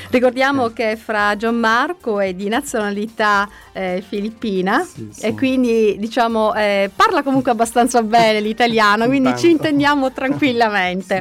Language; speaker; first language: Italian; native; Italian